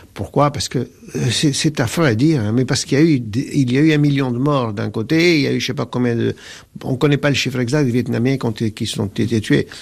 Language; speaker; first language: French; non-native, local second language; Arabic